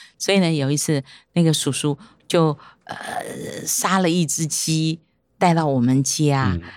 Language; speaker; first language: Chinese; non-native, local second language; Hakka Chinese